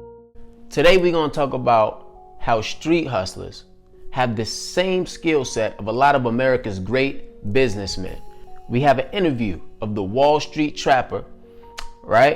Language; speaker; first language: English; native; English